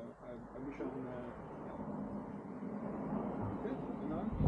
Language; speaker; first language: German; non-native, learner; Italian